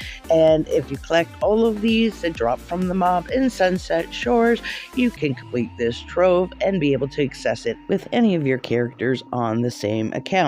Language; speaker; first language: English; native; English